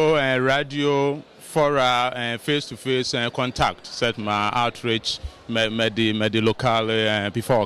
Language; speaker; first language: Dutch; non-native, fluent; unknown